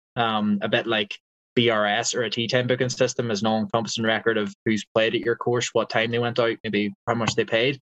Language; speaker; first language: English; native; English